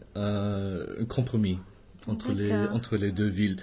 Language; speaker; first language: French; non-native, fluent; English